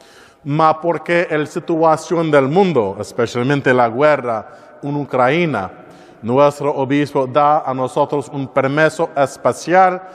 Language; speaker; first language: Spanish; non-native, learner; English